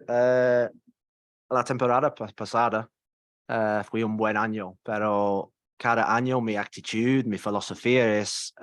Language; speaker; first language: Spanish; non-native, learner; English